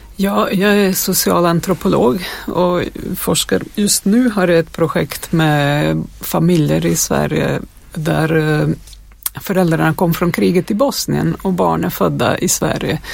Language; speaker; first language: Swedish; non-native, fluent; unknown